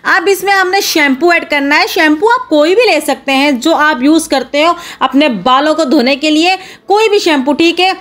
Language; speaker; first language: Urdu; native; Urdu